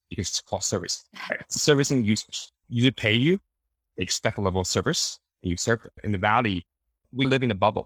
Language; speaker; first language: English; early bilingual, other home language; Chinese